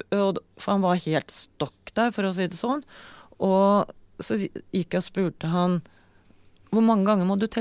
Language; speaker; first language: Norwegian; native; Norwegian